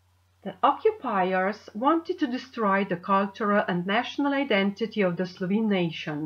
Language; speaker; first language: English; non-native, fluent; Slovenian